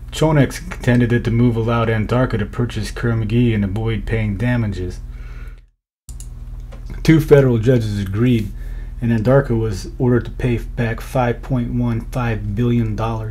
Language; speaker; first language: English; native; English